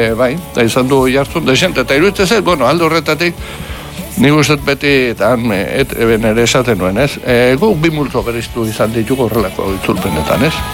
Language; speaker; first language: Basque; native; Basque